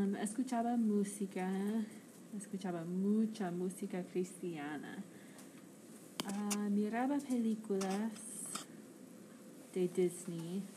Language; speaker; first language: Spanish; non-native, learner; English